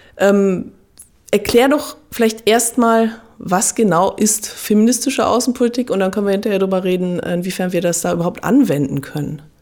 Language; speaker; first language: German; native; German